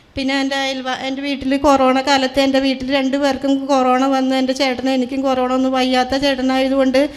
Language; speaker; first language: Malayalam; native; Malayalam